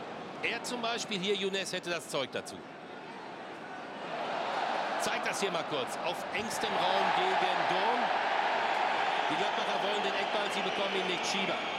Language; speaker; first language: German; native; German